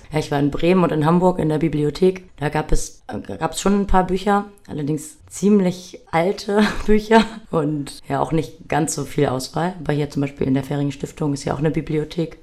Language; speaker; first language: German; native; German